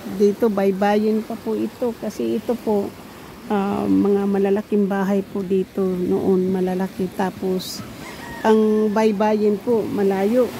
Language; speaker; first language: Filipino; non-native, local second language; Cebuano